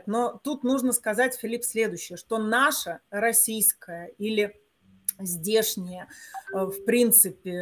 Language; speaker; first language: Russian; native; Russian